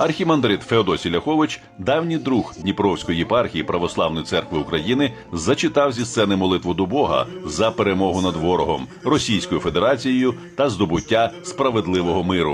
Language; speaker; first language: Ukrainian; native; Ukrainian